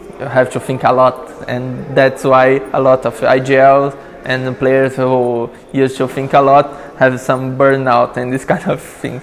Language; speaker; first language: English; non-native, learner; Portuguese